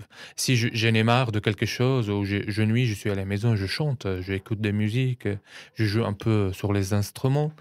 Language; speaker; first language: French; non-native, fluent; Arabic